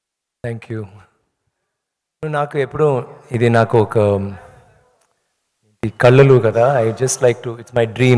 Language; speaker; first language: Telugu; non-native, learner; Tamil